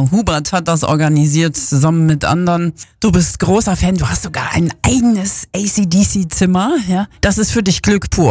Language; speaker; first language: German; native; German